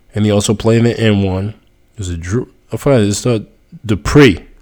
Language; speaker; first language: English; early bilingual, other home language; Spanish